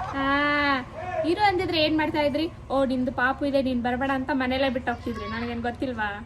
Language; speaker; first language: Kannada; native; Kannada